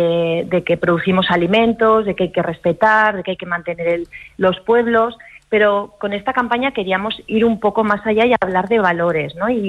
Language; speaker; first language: Spanish; native; Spanish